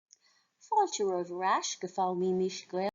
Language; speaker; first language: Irish; non-native, local second language; English